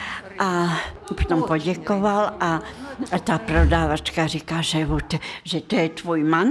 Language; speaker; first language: Czech; non-native, fluent; Russian